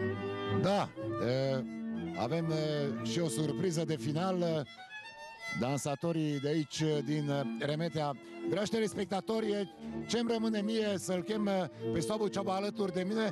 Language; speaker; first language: Romanian; native; Romanian